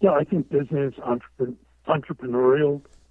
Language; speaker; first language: English; native; English